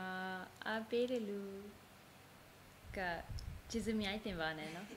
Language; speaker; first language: Burmese; non-native, learner; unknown